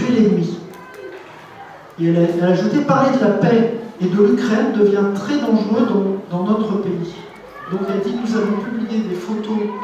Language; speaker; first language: French; native; French